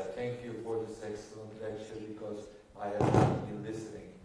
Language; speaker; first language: English; non-native, fluent; Turkish